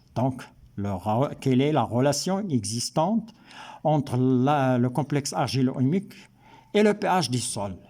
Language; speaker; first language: French; non-native, local second language; Arabic